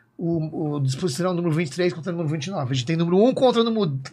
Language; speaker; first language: Portuguese; non-native, fluent; English